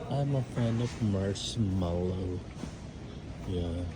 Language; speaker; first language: English; non-native, local second language; Filipino